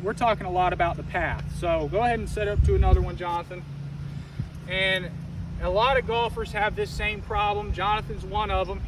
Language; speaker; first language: English; native; English